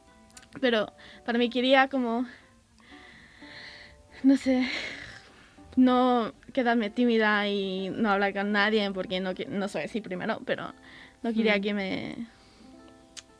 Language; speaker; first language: Spanish; early bilingual, heritage; English